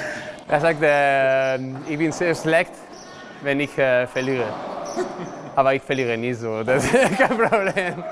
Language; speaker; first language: German; non-native, learner; Spanish